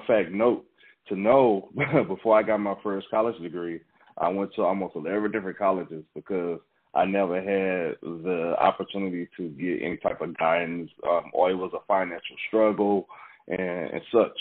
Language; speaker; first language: English; native; English